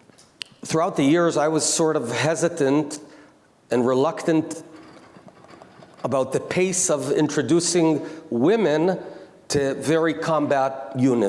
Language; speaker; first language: English; non-native, local second language; Hebrew